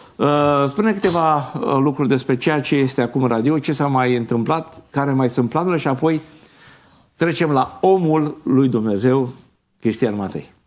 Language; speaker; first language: Romanian; native; Romanian